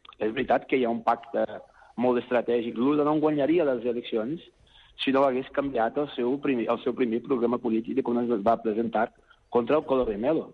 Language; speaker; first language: Catalan; non-native, fluent; Portuguese